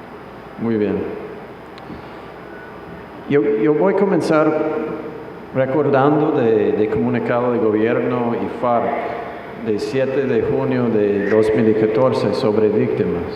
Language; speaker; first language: Spanish; non-native, fluent; English